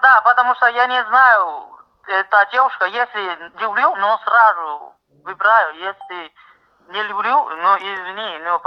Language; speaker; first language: Russian; non-native, learner; Chinese